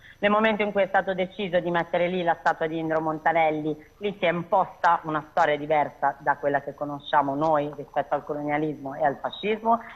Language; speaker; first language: Italian; early bilingual, other home language; Tigrinya